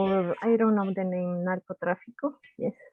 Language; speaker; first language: English; non-native, learner; Spanish